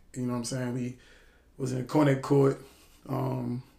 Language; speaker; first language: English; native; English